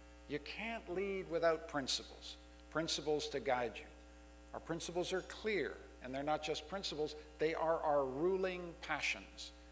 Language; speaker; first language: English; native; English